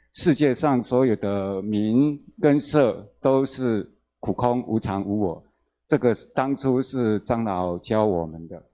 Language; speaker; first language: Chinese; native; Chinese